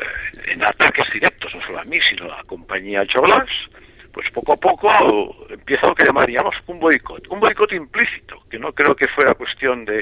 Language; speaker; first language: Spanish; native; Spanish